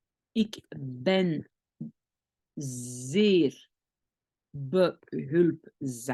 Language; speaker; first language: Dutch; non-native, local second language; French